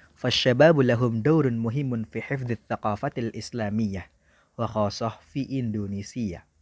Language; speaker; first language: Arabic; non-native, fluent; Indonesian